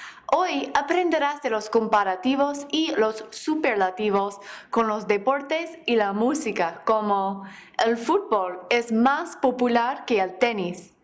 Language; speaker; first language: Spanish; non-native, fluent; English